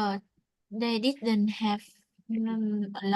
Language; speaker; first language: English; non-native, learner; Vietnamese